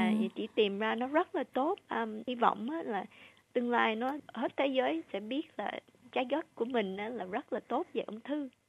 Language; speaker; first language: Vietnamese; early bilingual, heritage; Vietnamese